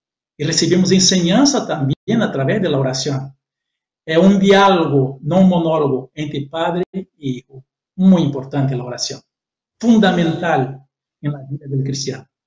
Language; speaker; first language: Spanish; non-native, fluent; Portuguese